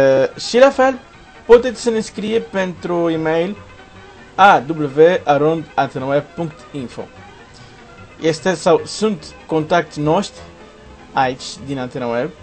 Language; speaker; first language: Romanian; non-native, learner; Portuguese